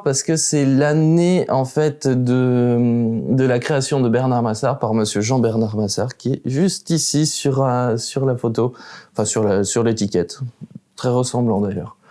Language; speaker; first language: French; native; French